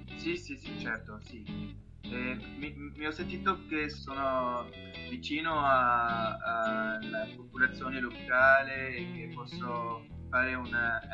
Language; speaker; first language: Italian; non-native, learner; Arabic